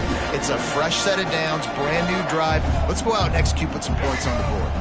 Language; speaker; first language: English; native; English